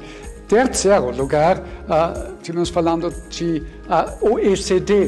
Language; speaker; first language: Portuguese; non-native, fluent; German